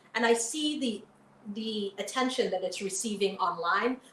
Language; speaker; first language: English; early bilingual, other home language; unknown